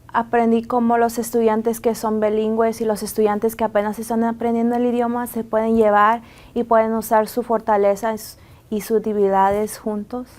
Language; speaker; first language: Spanish; early bilingual, heritage; Spanish